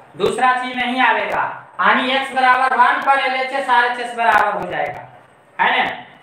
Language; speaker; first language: Hindi; native; Hindi